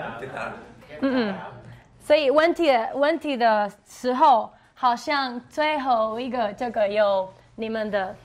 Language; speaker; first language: Chinese; non-native, learner; Spanish